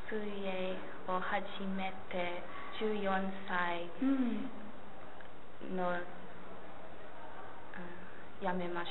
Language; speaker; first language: Japanese; non-native, learner; English